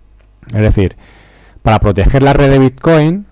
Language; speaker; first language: Spanish; native; Spanish